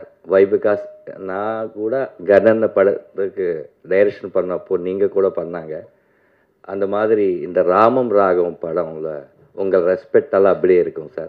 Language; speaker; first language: Tamil; non-native, learner; Telugu